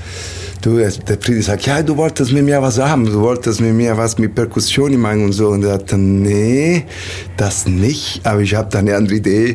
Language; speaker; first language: German; non-native, learner; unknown